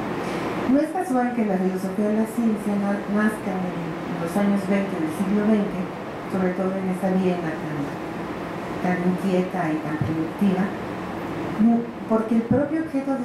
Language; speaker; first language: Spanish; native; Spanish